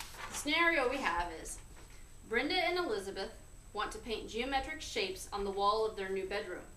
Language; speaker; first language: English; native; English